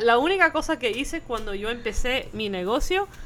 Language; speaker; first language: Spanish; early bilingual, heritage; Spanish